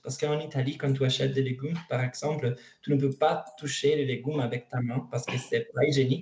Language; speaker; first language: French; non-native, learner; Italian